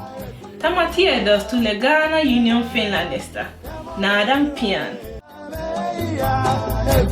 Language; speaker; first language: Finnish; non-native, learner; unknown